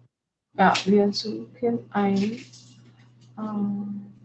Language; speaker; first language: German; non-native, learner; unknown